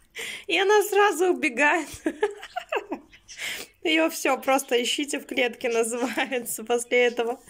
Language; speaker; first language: Russian; native; Russian